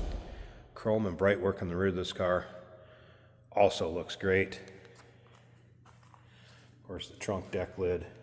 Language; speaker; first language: English; native; English